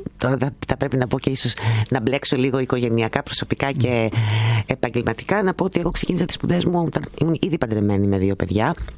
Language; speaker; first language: Greek; native; Greek